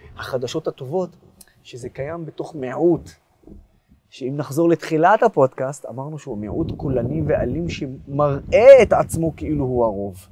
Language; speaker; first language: Hebrew; non-native, local second language; Arabic